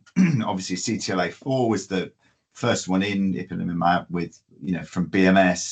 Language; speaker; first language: English; native; English